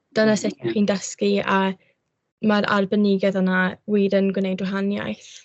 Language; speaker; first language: Welsh; non-native, local second language; English